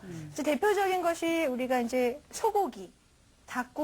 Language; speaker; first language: Korean; native; Korean